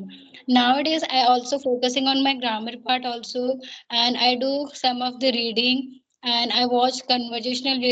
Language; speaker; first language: English; non-native, learner; Hindi